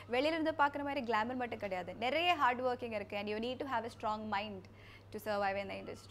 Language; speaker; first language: Tamil; non-native, local second language; Malayalam